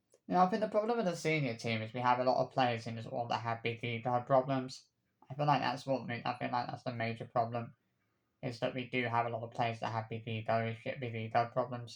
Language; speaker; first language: English; native; English